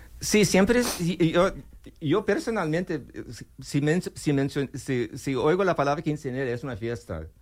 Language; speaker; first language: Spanish; non-native, learner; English